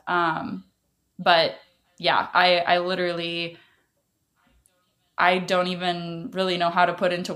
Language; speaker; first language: English; early bilingual, other home language; Russian